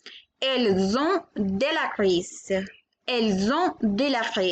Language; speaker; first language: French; non-native, learner; Spanish